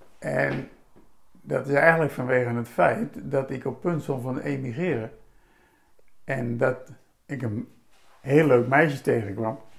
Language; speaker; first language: Dutch; native; Dutch